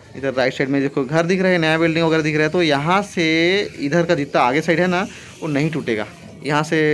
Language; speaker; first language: Hindi; native; Hindi